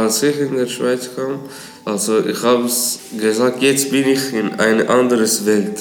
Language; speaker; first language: German; non-native, learner; Arabic